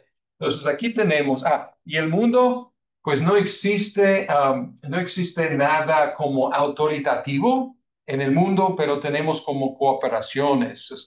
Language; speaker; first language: Spanish; non-native, fluent; English